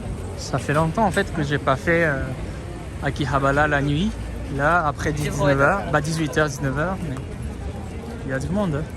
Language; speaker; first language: French; non-native, fluent; Japanese